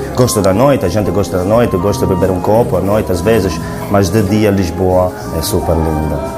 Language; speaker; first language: Portuguese; non-native, fluent; Italian